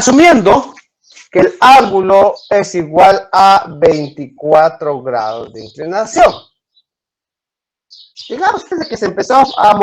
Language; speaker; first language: Spanish; native; Spanish